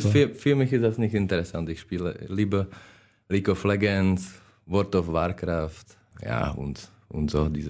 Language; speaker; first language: German; non-native, learner; Czech